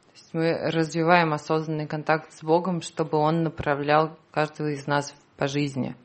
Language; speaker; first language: Russian; native; Russian